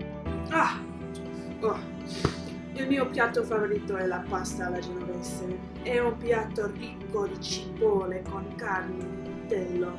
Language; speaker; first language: Italian; non-native, learner; English